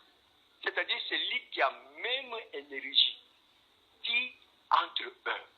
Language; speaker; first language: French; non-native, fluent; Korean